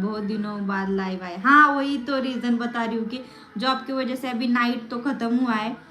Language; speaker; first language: Hindi; non-native, local second language; Marathi